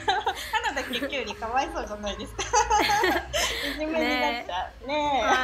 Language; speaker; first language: Japanese; native; Japanese